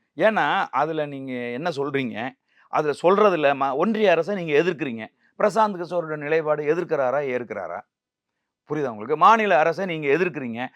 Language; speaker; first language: Tamil; native; Tamil